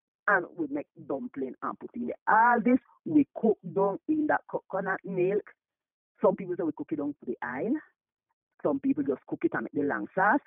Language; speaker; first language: English; non-native, local second language; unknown